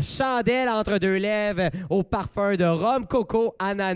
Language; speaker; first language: French; native; French